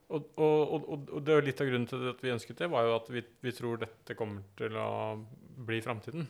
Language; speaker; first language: Norwegian; native; Norwegian